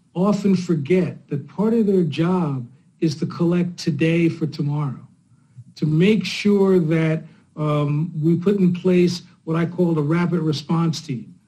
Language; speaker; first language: English; native; English